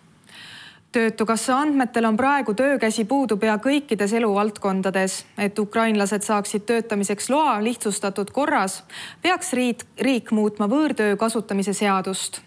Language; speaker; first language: Estonian; native; Estonian